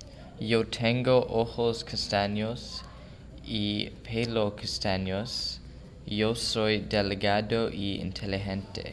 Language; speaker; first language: Spanish; non-native, learner; English